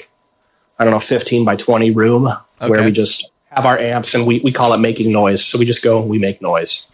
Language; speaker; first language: English; native; English